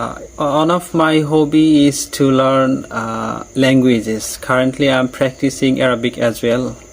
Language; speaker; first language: English; non-native, learner; Bangla